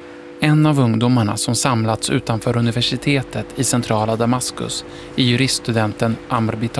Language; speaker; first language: Swedish; native; Swedish